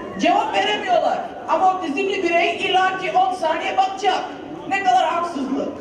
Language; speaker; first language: Turkish; early bilingual, heritage; Turkish